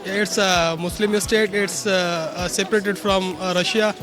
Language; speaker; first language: English; non-native, local second language; Sindhi